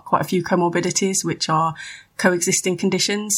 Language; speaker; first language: English; native; English